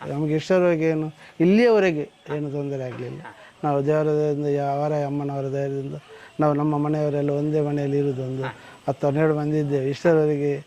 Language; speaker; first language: Kannada; native; Kannada